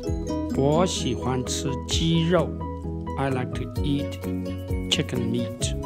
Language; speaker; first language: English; non-native, learner; Chinese